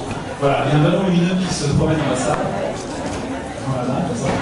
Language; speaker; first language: French; native; French